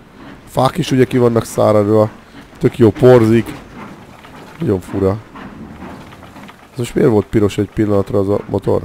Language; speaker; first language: Hungarian; native; Hungarian